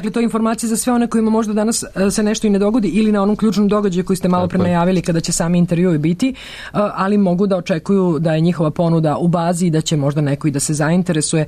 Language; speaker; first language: Serbian; native; Serbian